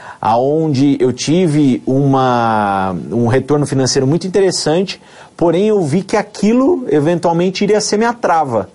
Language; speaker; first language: Portuguese; native; Portuguese